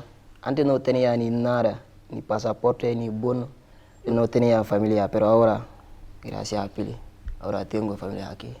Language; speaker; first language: Spanish; non-native, learner; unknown